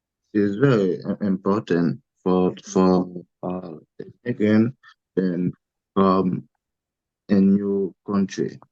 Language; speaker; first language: English; non-native, learner; Haitian Creole